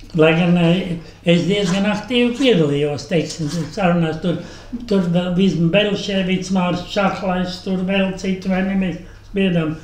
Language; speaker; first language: Latvian; native; Latvian